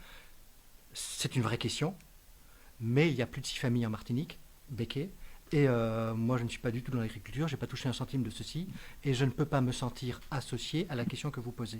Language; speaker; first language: French; native; French